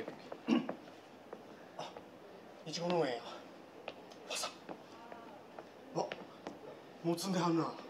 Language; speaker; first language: Japanese; native; Japanese